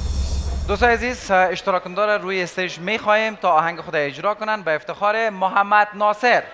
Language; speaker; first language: Persian; native; Persian